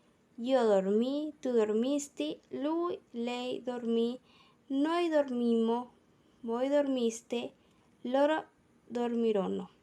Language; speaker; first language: Italian; non-native, learner; Spanish